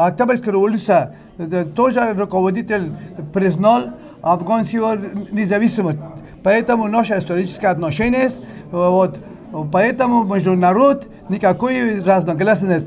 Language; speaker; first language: Russian; non-native, learner; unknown